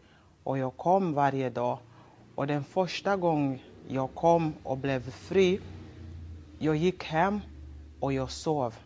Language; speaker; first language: Swedish; non-native, local second language; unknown